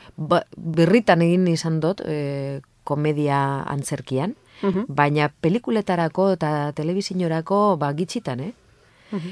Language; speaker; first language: Basque; non-native, local second language; Spanish